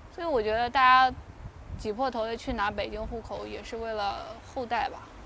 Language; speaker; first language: Chinese; native; Chinese